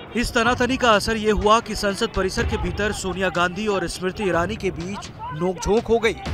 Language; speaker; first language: Hindi; native; Hindi